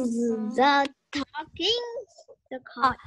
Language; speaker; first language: English; non-native, learner; Vietnamese